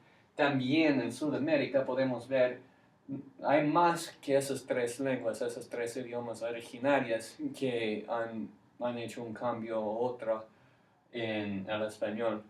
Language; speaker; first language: Spanish; non-native, fluent; English